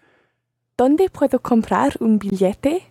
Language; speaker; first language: Spanish; non-native, learner; English